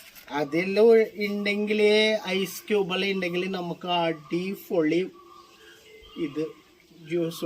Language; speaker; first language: Malayalam; non-native, learner; Hindi